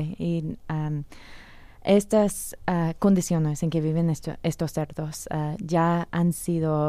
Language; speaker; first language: Spanish; non-native, fluent; English